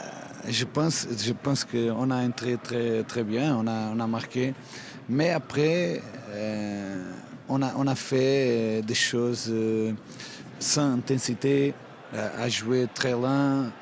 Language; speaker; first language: French; non-native, fluent; Portuguese